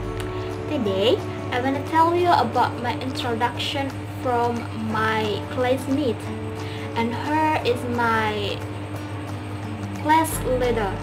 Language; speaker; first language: English; non-native, learner; Indonesian